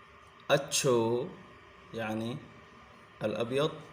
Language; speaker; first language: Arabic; non-native, fluent; Sindhi